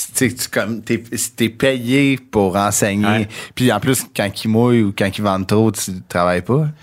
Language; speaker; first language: French; native; French